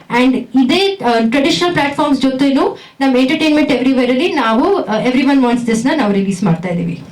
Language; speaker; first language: Kannada; non-native, local second language; Tamil